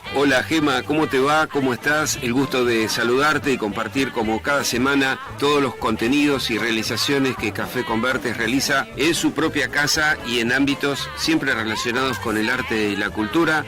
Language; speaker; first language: Spanish; native; Spanish